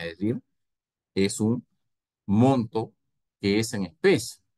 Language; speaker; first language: Spanish; native; Spanish